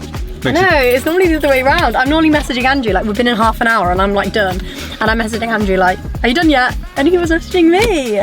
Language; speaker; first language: English; native; English